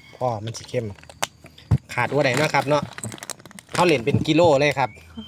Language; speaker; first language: Thai; native; Thai